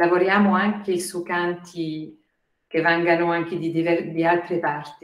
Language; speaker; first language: Italian; non-native, fluent; French